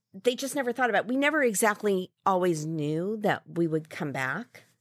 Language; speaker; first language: English; native; English